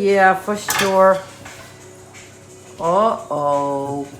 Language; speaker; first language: English; non-native, fluent; Russian